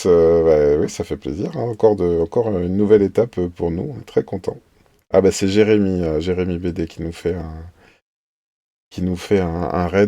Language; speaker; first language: French; native; French